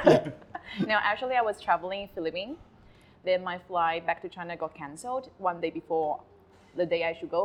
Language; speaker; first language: English; non-native, fluent; Chinese